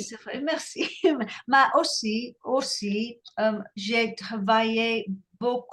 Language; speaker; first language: French; non-native, learner; English